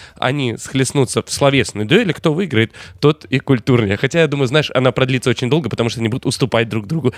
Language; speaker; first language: Russian; native; Russian